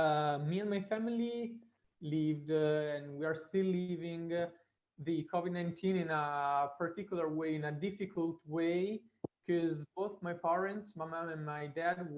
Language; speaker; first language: English; non-native, fluent; Italian